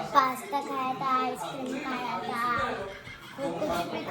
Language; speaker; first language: Hindi; non-native, local second language; Gujarati